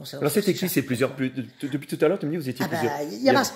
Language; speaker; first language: French; native; French